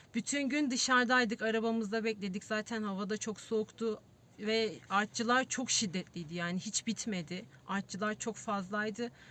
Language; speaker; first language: Turkish; native; Turkish